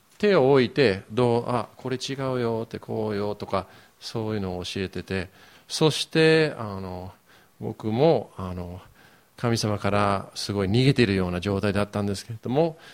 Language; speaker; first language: Japanese; non-native, learner; English